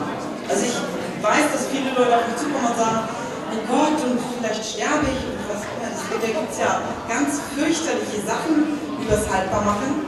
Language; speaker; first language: German; native; German